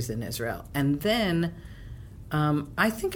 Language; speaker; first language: English; native; English